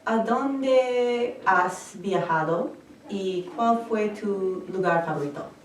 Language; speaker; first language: Spanish; non-native, fluent; English